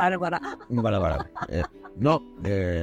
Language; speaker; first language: Japanese; non-native, learner; Spanish